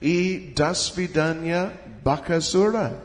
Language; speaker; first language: Russian; non-native, learner; English